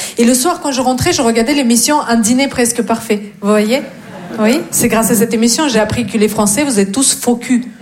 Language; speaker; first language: French; non-native, fluent; Russian